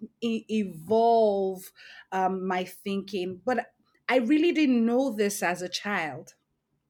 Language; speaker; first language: English; non-native, local second language; Esan